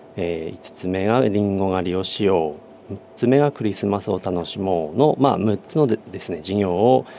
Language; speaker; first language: Japanese; native; Japanese